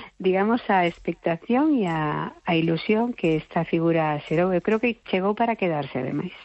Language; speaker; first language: Galician; non-native, local second language; Spanish